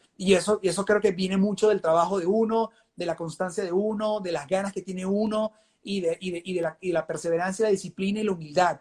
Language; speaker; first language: Spanish; native; Spanish